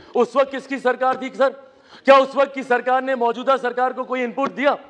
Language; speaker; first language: Hindi; native; Hindi